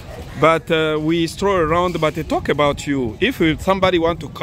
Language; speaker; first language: English; non-native, learner; Lingala